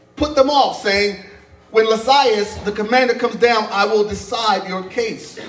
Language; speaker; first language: English; native; English